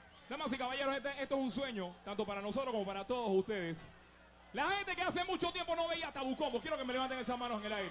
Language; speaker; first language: Spanish; native; Spanish